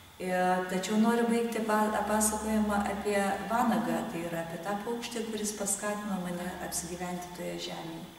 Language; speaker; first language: Lithuanian; native; Lithuanian